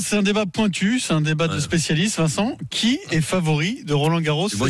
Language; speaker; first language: French; native; French